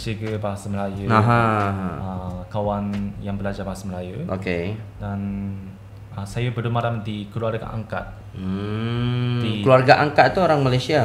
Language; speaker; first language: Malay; non-native, fluent; Japanese